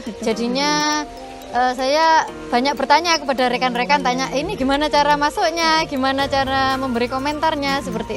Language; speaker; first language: Indonesian; native; Indonesian